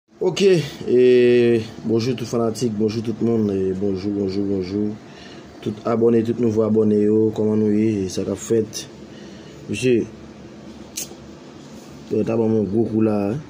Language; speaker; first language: French; non-native, local second language; Haitian Creole